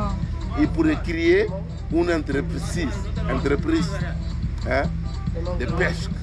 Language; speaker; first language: French; non-native, learner; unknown